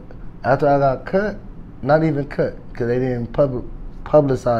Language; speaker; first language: English; native; English